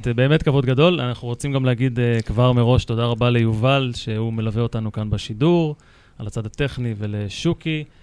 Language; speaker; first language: Hebrew; native; Hebrew